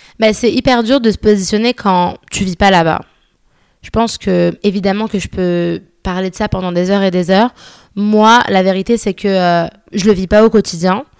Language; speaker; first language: French; early bilingual, other home language; Arabic